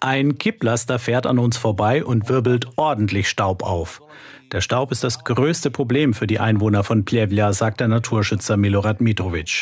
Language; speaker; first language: German; native; German